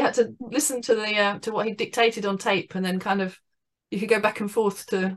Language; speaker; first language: English; native; English